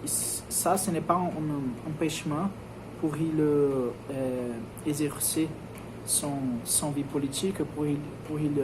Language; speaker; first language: French; non-native, learner; Portuguese